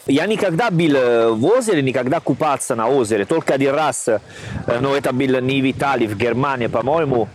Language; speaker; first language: Russian; non-native, learner; Italian